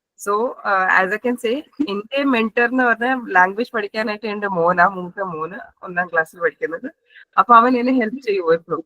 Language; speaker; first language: Malayalam; non-native, local second language; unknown